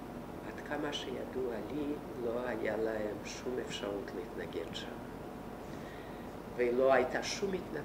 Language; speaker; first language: Hebrew; non-native, fluent; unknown